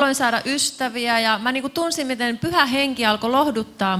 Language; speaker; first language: Finnish; native; Finnish